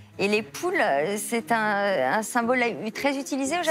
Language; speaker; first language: French; native; French